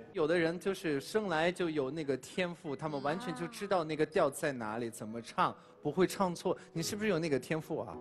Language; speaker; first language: Chinese; non-native, fluent; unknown